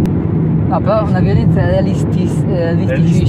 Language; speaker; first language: Italian; native; Italian